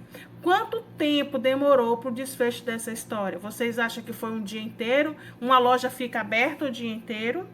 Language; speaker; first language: Portuguese; native; Portuguese